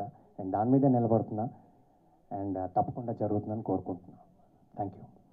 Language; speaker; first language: Telugu; native; Telugu